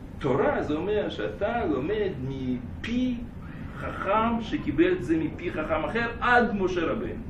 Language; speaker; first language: Hebrew; non-native, fluent; Russian